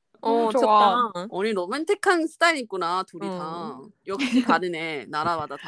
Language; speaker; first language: Korean; non-native, fluent; Chinese